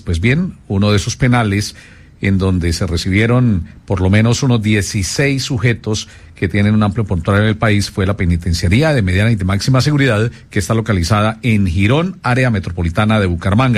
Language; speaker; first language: Spanish; native; Spanish